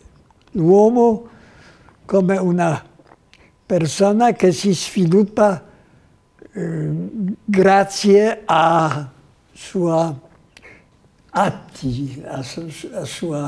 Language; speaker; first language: Italian; non-native, fluent; Polish